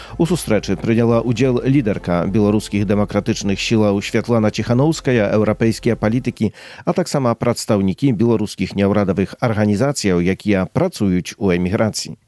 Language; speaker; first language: Belarusian; native; Belarusian